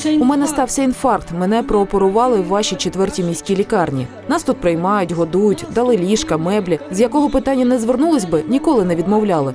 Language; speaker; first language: Ukrainian; native; Ukrainian